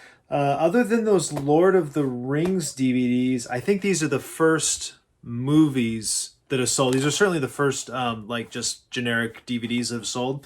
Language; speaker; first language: English; native; English